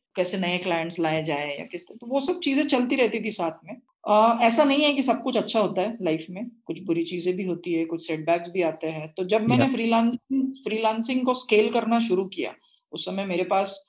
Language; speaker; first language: Hindi; non-native, local second language; Marathi